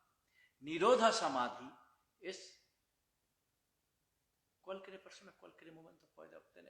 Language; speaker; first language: Spanish; non-native, learner; Bangla